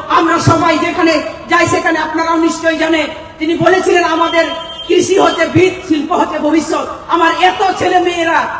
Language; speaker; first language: Bangla; non-native, local second language; Santali